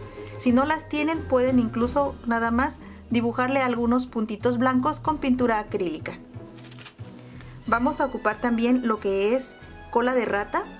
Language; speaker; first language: Spanish; native; Spanish